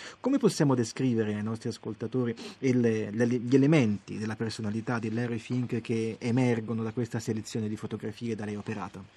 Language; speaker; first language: Italian; native; Italian